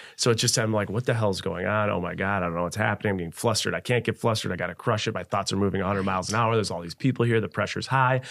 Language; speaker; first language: English; native; English